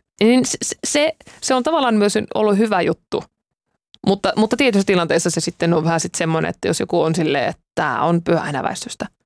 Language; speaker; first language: Finnish; native; Finnish